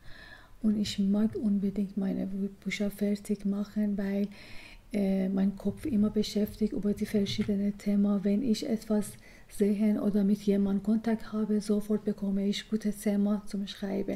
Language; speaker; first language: German; non-native, learner; Persian